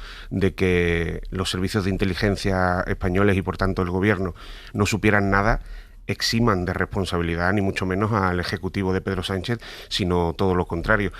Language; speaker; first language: Spanish; native; Spanish